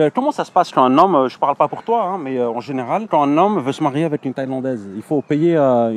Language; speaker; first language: French; native; French